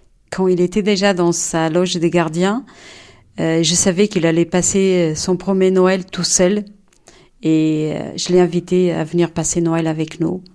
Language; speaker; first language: French; non-native, fluent; Portuguese